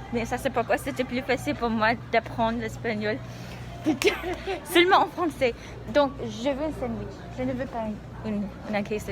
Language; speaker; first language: French; non-native, learner; English